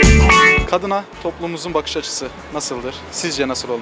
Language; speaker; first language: Turkish; native; Turkish